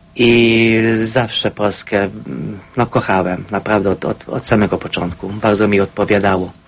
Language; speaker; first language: Polish; non-native, fluent; Hungarian